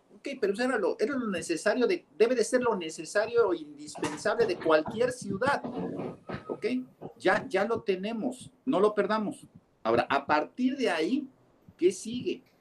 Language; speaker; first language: Spanish; native; Spanish